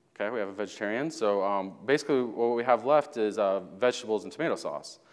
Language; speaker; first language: English; native; English